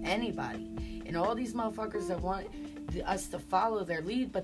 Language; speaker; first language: English; native; English